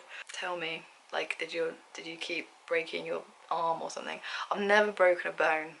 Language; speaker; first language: English; native; English